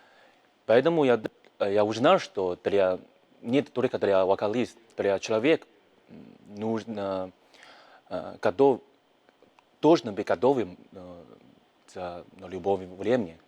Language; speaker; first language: Russian; non-native, learner; Chinese